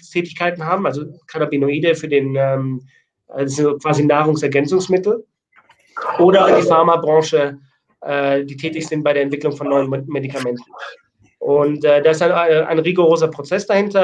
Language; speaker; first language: German; native; German